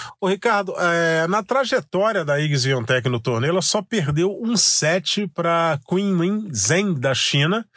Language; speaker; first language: Portuguese; native; Portuguese